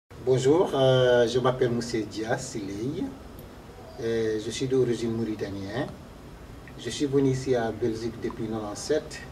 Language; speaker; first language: French; non-native, learner; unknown